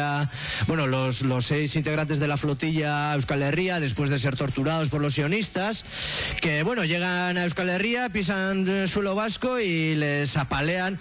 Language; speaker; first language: Spanish; native; Spanish